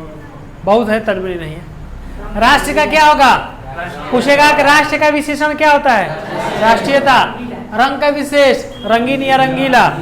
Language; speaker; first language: Hindi; non-native, local second language; Bhojpuri